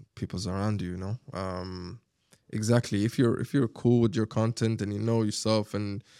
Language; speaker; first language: English; non-native, fluent; Arabic